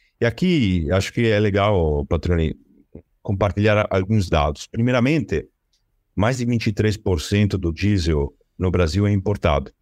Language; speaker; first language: Portuguese; non-native, fluent; Italian